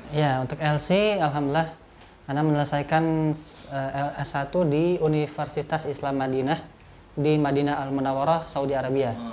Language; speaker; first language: Indonesian; native; Indonesian